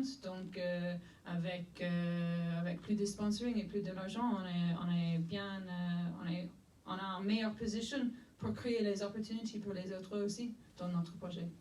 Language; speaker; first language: French; non-native, fluent; English